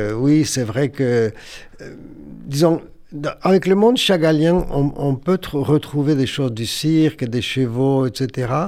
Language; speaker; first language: French; non-native, fluent; Yiddish